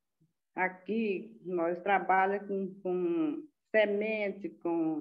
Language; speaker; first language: Portuguese; non-native, local second language; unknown